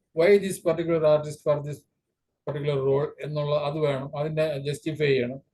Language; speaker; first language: Malayalam; native; Malayalam